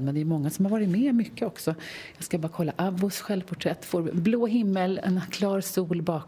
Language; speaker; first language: Swedish; native; Swedish